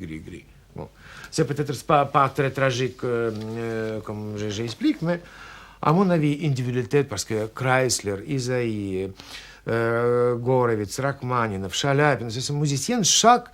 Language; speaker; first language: French; non-native, learner; Russian